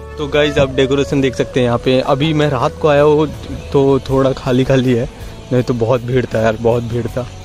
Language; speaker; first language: Hindi; non-native, local second language; Bangla